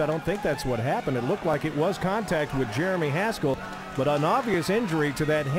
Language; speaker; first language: English; native; English